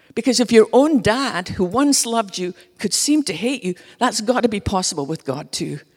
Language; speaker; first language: English; native; English